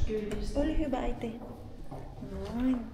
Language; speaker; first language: Finnish; non-native, learner; Filipino